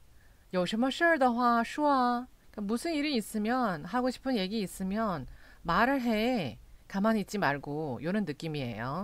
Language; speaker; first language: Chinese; non-native, fluent; Korean